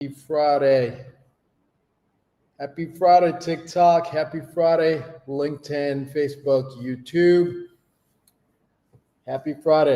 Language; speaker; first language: English; non-native, fluent; French